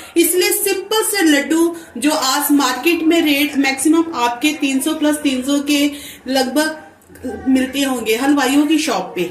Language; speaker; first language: Hindi; non-native, local second language; Punjabi